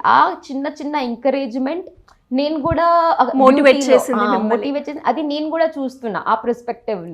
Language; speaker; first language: Telugu; non-native, local second language; Gujarati